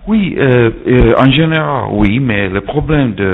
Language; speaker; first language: French; non-native, fluent; Czech